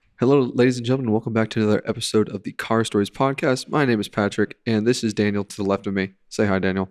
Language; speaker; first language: English; native; English